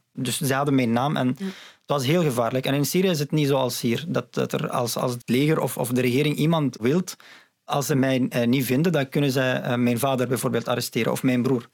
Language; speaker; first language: Dutch; non-native, fluent; Arabic